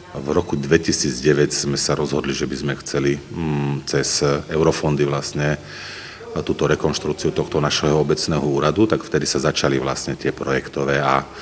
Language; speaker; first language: Slovak; native; Slovak